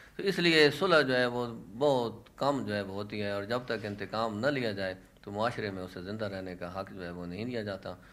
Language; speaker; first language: Urdu; native; Urdu